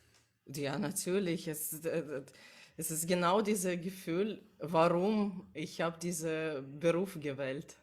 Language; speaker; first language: German; non-native, learner; Russian